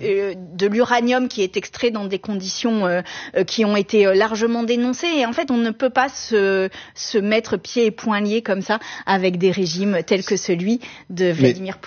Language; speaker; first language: French; native; French